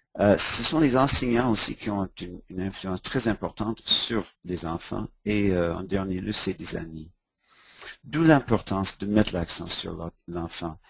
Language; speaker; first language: French; non-native, local second language; English